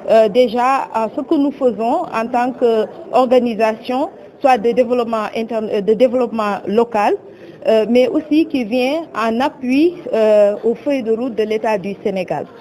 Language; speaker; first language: French; native; French